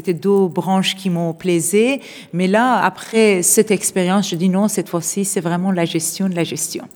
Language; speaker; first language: French; non-native, fluent; Persian